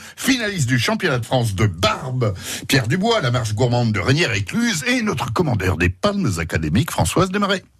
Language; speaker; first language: French; native; French